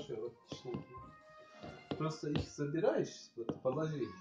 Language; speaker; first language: Russian; early bilingual, heritage; Russian